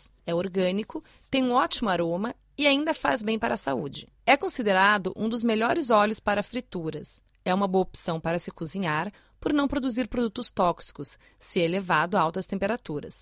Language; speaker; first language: Portuguese; native; Portuguese